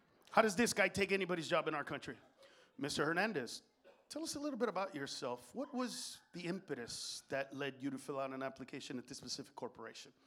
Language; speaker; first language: English; early bilingual, other home language; Spanish